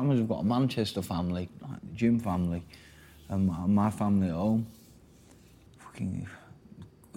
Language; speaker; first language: English; native; English